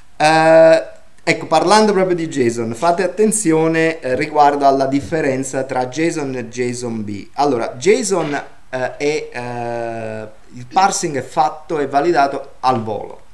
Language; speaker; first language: Italian; native; Italian